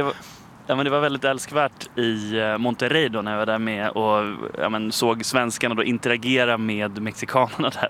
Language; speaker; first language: Swedish; native; Swedish